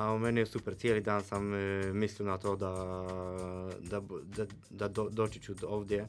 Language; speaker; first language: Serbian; non-native, fluent; Polish